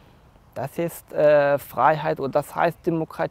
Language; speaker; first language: German; non-native, learner; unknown